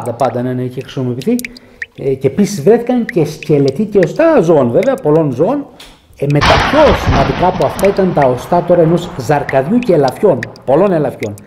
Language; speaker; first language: Greek; native; Greek